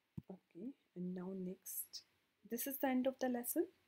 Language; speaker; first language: English; non-native, local second language; Hindi